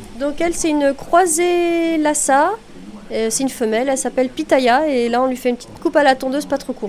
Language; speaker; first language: French; native; French